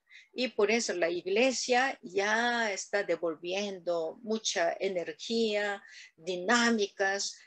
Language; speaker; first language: Spanish; non-native, learner; Korean